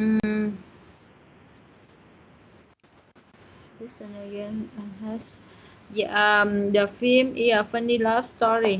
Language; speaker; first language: English; non-native, learner; Vietnamese